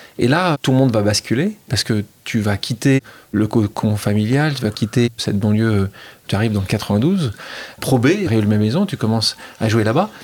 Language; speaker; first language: French; native; French